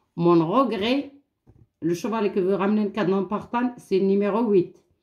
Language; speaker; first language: French; non-native, local second language; Arabic